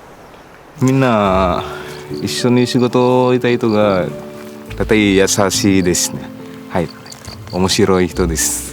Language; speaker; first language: Japanese; non-native, learner; Indonesian